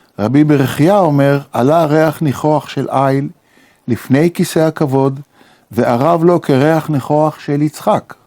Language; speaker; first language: Hebrew; native; Hebrew